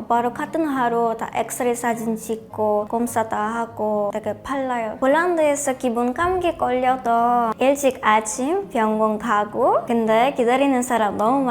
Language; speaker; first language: Korean; non-native, learner; Polish